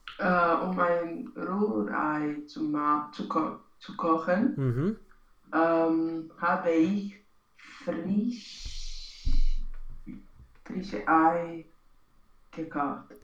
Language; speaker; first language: German; non-native, learner; Romanian